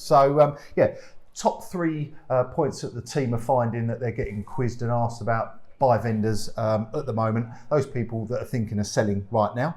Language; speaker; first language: English; native; English